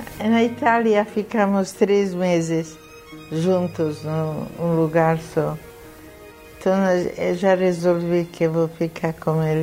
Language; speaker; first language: Portuguese; non-native, fluent; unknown